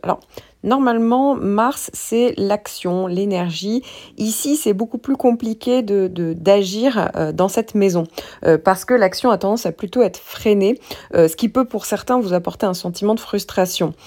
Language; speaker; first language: French; native; French